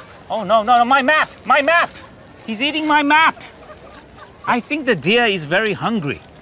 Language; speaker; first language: English; non-native, fluent; Japanese